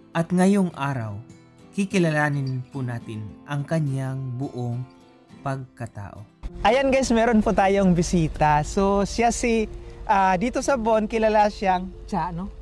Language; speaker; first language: Filipino; native; Filipino